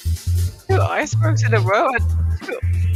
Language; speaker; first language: English; native; English